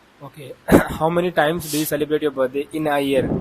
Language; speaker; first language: English; non-native, fluent; Hindi